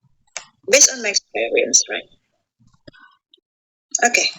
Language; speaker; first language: English; non-native, fluent; Indonesian